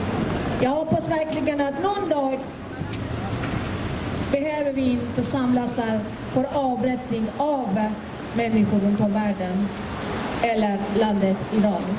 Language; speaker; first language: Swedish; non-native, fluent; Persian